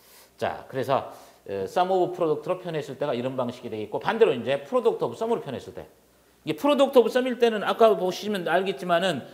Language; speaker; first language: Korean; native; Korean